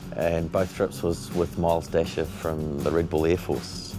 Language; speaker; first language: English; native; English